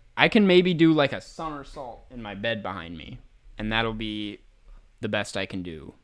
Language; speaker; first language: English; native; English